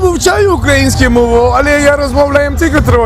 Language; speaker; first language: Ukrainian; non-native, learner; Turkish